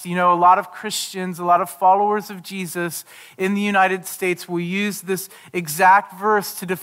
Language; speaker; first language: English; native; English